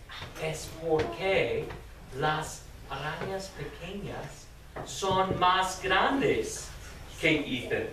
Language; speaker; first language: Spanish; non-native, fluent; English